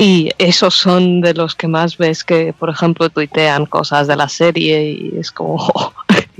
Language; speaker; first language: Spanish; native; Spanish